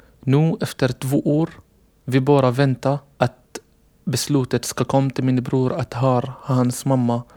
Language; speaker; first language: Swedish; non-native, learner; Arabic